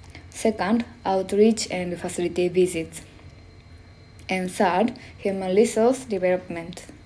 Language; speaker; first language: English; non-native, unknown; Japanese